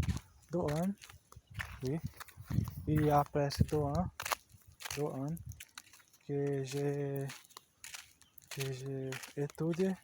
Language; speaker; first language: French; non-native, learner; Portuguese